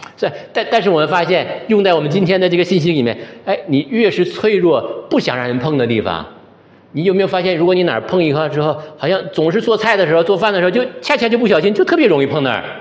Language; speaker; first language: Chinese; native; Chinese